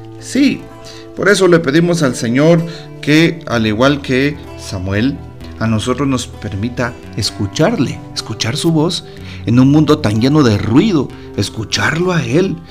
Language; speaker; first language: Spanish; native; Spanish